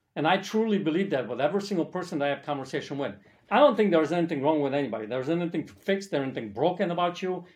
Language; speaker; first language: English; early bilingual, other home language; Polish